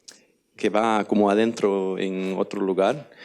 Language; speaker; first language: Spanish; non-native, learner; Danish